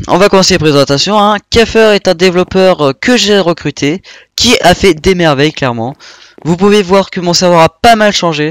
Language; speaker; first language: French; native; French